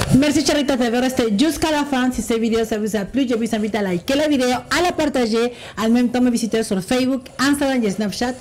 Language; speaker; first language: French; non-native, fluent; Spanish